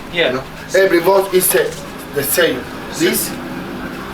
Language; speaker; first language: English; non-native, learner; Spanish